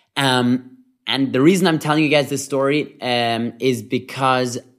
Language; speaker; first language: English; early bilingual, other home language; Hebrew